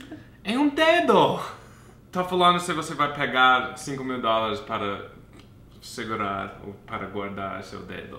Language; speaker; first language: Portuguese; non-native, fluent; English